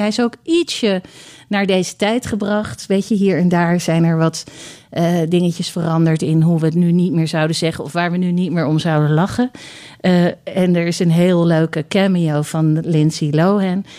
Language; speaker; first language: Dutch; native; Dutch